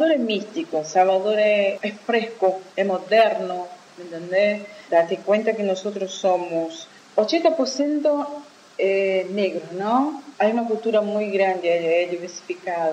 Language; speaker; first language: Spanish; non-native, fluent; Portuguese